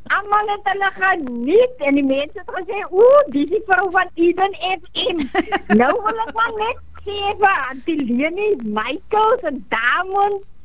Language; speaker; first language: Afrikaans; native; Afrikaans